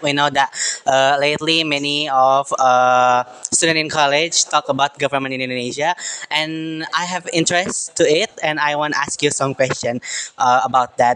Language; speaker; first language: English; non-native, learner; Indonesian